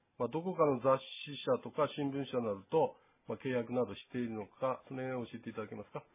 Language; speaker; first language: Japanese; native; Japanese